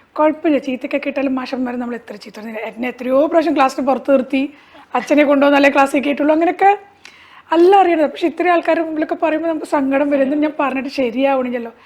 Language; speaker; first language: Malayalam; early bilingual, heritage; Malayalam